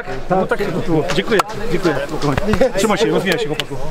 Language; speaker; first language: Polish; native; Polish